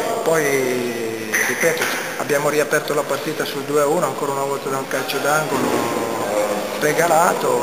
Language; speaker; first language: Italian; native; Italian